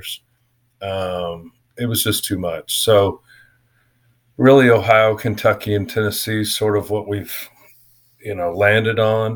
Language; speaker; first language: English; native; English